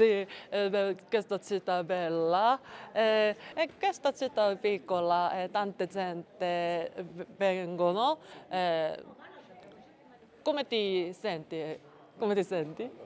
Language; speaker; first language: Italian; non-native, learner; Korean